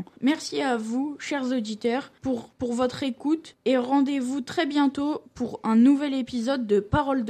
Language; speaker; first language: French; native; French